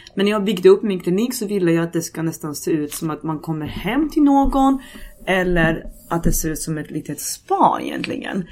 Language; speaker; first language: Swedish; early bilingual, other home language; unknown